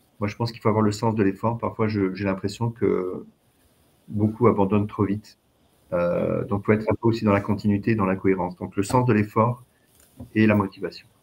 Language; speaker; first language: French; native; French